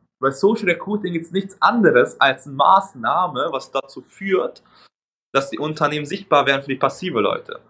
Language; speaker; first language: German; non-native, fluent; Hungarian